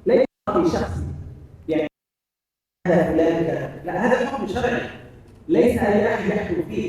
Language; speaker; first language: Arabic; native; Arabic